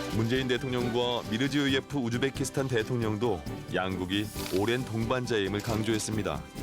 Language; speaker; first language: Korean; native; Korean